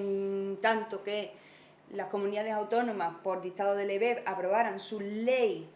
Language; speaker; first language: Spanish; native; Spanish